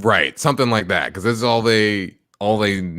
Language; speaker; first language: English; native; English